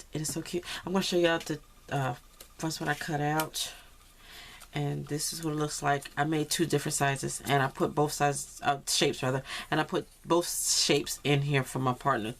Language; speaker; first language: English; native; English